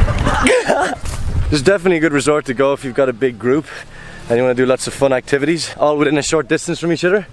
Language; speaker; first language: English; native; English